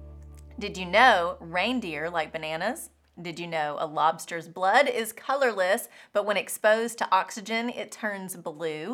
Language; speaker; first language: English; native; English